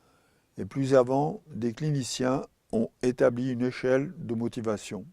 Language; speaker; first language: French; native; French